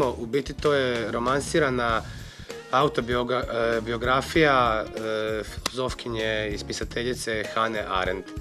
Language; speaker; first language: Croatian; native; Croatian